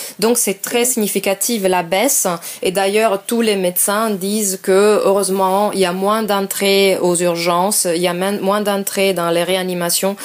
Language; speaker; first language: French; non-native, fluent; Italian